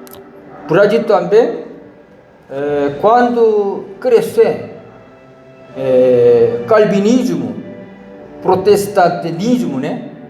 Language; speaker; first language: Portuguese; non-native, learner; Korean